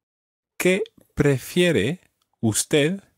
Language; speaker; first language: Spanish; non-native, fluent; English